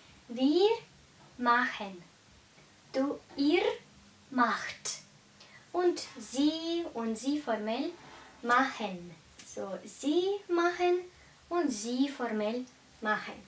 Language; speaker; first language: German; non-native, fluent; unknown